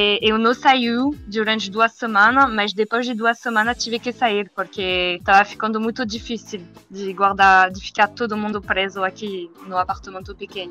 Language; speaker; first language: Portuguese; non-native, learner; French